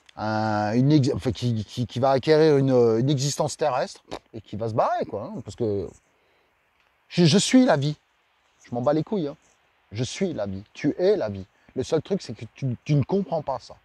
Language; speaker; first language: French; native; French